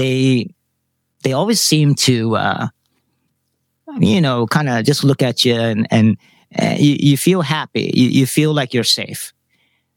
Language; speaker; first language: English; early bilingual, other home language; Vietnamese